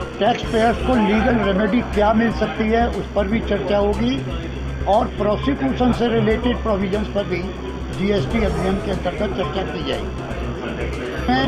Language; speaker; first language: Hindi; native; Hindi